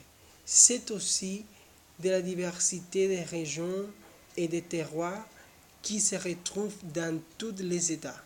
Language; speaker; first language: French; non-native, learner; Spanish